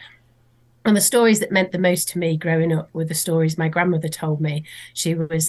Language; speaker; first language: English; native; English